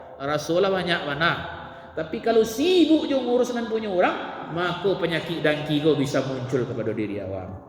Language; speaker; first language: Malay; non-native, local second language; Minangkabau